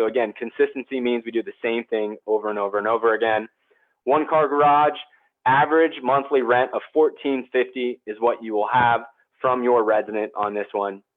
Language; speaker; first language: English; native; English